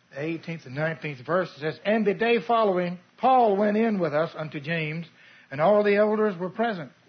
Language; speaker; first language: English; native; English